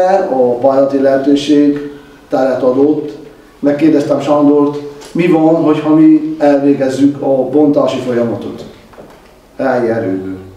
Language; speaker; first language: Hungarian; native; Hungarian